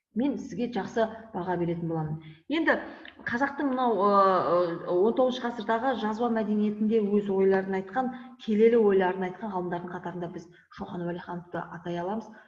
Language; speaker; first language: Kazakh; native; Kazakh